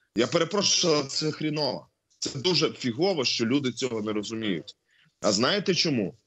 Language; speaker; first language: Ukrainian; non-native, local second language; Russian